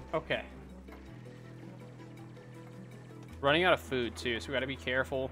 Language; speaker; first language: English; native; English